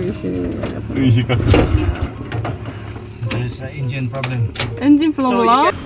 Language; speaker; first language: English; non-native, learner; Korean